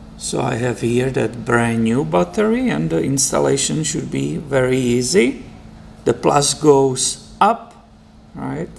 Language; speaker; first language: English; non-native, fluent; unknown